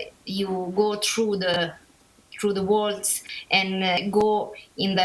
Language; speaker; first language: English; non-native, learner; Italian